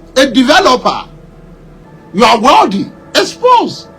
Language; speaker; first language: English; non-native, local second language; Yoruba